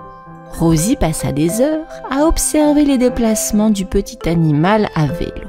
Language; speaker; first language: French; native; French